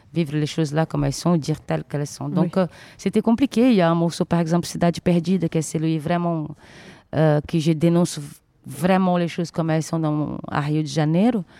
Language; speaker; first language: French; non-native, fluent; Portuguese